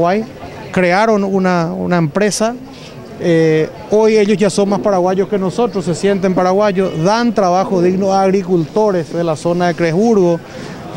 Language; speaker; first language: Spanish; native; Spanish